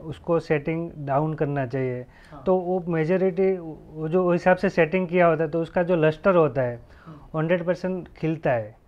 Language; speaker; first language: Hindi; non-native, local second language; Gujarati